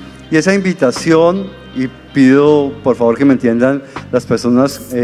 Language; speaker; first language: Spanish; native; Spanish